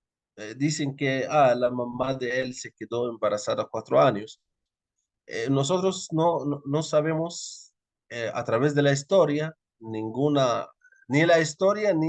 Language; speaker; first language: Spanish; non-native, fluent; Arabic